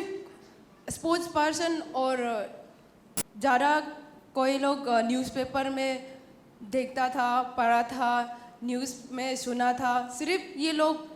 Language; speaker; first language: Hindi; non-native, local second language; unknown